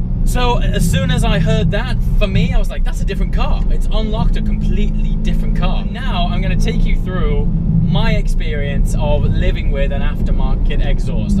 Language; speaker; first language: English; native; English